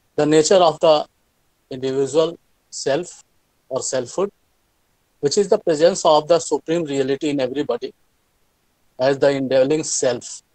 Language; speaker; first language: English; non-native, local second language; Hindi